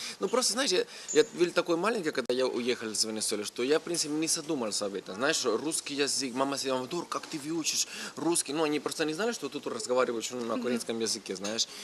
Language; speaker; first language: Russian; non-native, fluent; Spanish